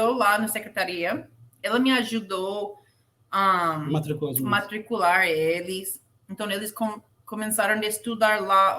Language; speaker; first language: Portuguese; non-native, learner; English